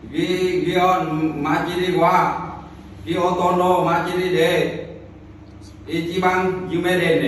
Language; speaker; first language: Japanese; non-native, learner; Vietnamese